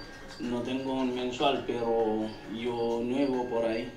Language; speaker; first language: Spanish; non-native, learner; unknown